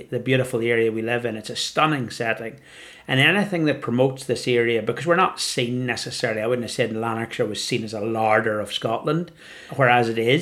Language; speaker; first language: English; native; English